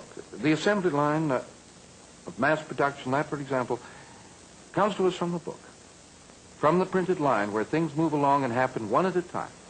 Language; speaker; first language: English; native; English